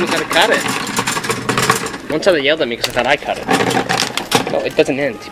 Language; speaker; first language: English; native; English